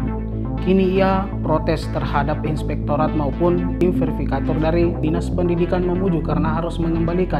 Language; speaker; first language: Indonesian; native; Indonesian